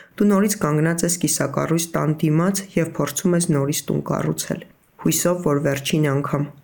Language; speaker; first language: Armenian; native; Armenian